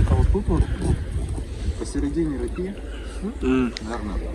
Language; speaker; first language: Russian; native; Russian